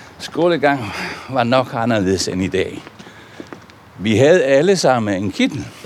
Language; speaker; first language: Danish; non-native, fluent; Italian